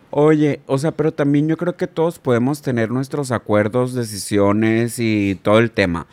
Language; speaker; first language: Spanish; native; Spanish